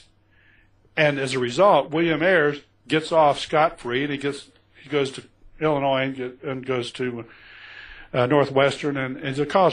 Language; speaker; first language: English; native; English